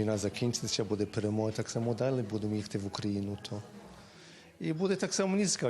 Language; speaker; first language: Ukrainian; early bilingual, heritage; Ukrainian